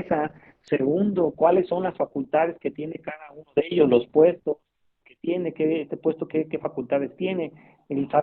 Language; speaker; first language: Spanish; native; Spanish